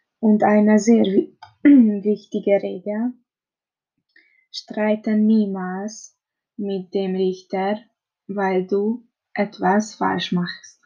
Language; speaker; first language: German; non-native, learner; Hungarian